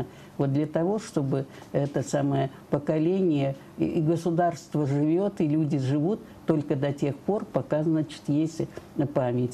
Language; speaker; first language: Russian; native; Russian